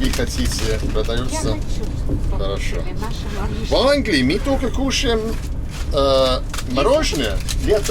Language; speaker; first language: Russian; non-native, learner; English